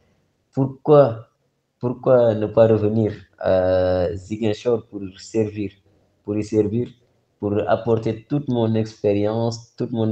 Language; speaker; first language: French; non-native, local second language; Wolof